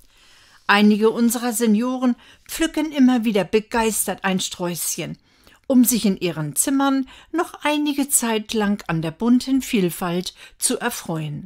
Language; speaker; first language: German; native; German